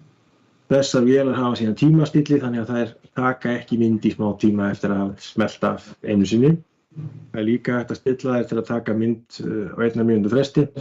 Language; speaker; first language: Icelandic; native; Icelandic